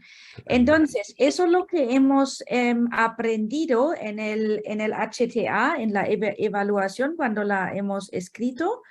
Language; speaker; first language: Spanish; non-native, fluent; German